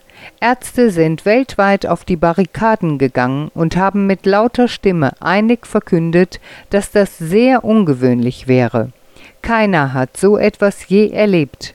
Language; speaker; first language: German; native; German